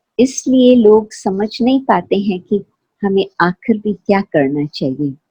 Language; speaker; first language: Hindi; non-native, fluent; Sindhi